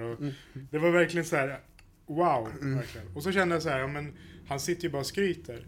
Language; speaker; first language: Swedish; native; Swedish